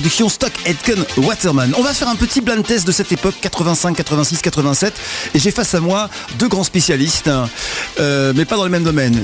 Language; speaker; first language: French; native; French